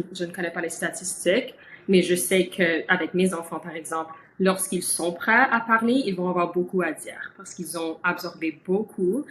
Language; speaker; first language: French; early bilingual, other home language; Italian